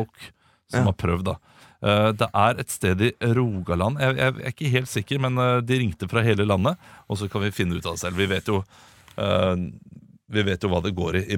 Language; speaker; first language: Norwegian; native; Norwegian